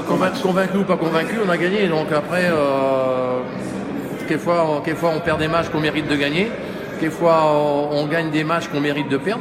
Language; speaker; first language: French; native; French